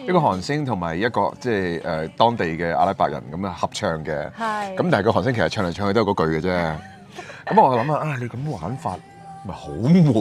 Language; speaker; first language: Cantonese; native; Cantonese